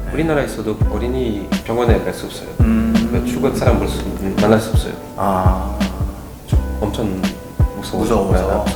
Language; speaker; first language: Korean; non-native, learner; French